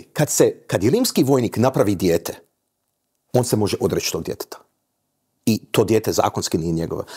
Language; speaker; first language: Croatian; early bilingual, heritage; Croatian